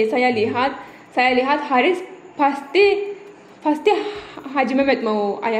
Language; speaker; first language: Indonesian; non-native, learner; Turkish